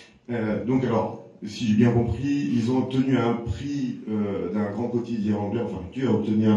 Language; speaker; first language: French; native; French